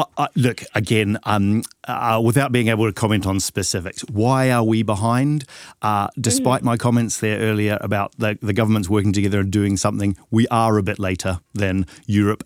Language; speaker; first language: English; native; English